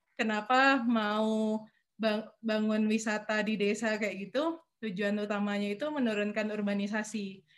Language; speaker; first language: Indonesian; non-native, local second language; Minangkabau